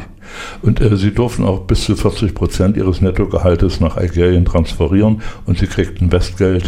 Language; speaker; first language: German; native; German